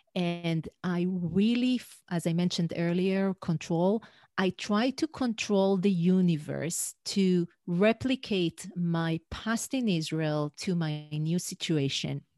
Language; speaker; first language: English; non-native, fluent; Hebrew